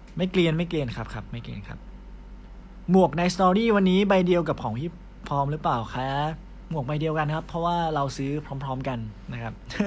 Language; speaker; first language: Thai; native; Thai